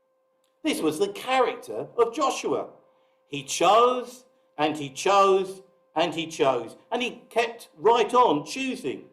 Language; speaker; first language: English; native; English